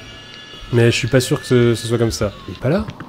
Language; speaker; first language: French; native; French